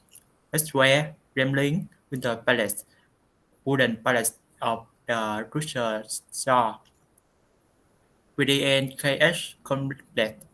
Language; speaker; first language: English; non-native, learner; Vietnamese